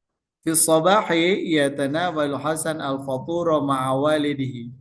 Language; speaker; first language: Arabic; non-native, fluent; Indonesian